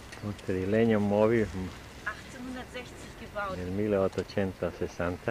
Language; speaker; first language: Italian; non-native, learner; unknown